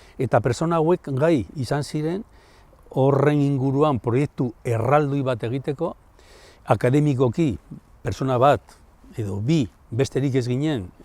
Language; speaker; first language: Basque; non-native, local second language; Spanish